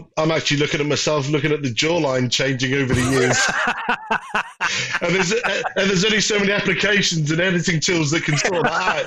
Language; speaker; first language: English; native; English